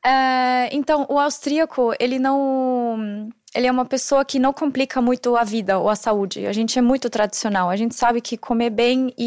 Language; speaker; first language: Portuguese; non-native, fluent; German